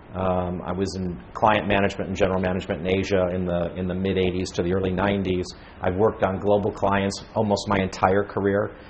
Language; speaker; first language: English; native; English